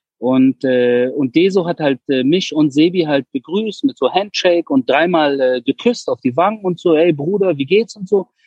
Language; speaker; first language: German; early bilingual, other home language; Persian